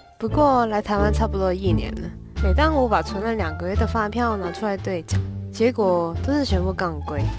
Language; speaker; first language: Chinese; non-native, local second language; Cantonese